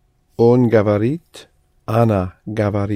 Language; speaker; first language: Russian; non-native, learner; English